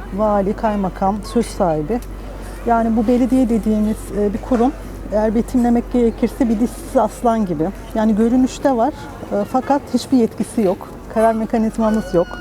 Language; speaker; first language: Turkish; native; Turkish